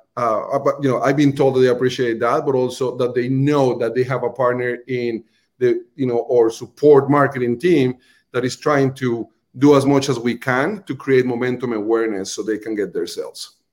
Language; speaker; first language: English; non-native, fluent; Spanish